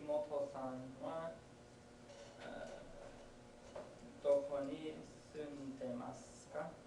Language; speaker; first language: Japanese; non-native, learner; English